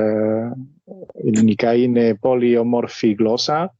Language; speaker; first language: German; non-native, learner; Spanish